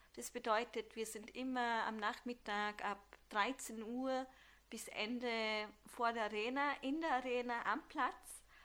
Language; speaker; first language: German; early bilingual, other home language; Turkish